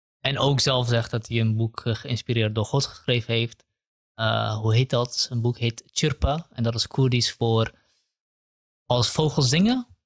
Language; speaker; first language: Dutch; early bilingual, other home language; Kurdish